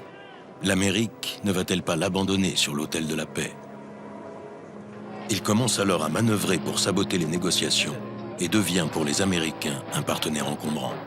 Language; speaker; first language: French; native; French